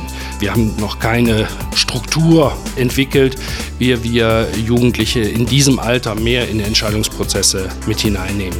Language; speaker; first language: German; native; German